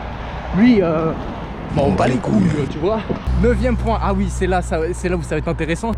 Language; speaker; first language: French; native; French